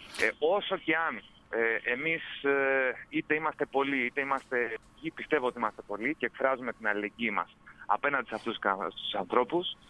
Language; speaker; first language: Greek; native; Greek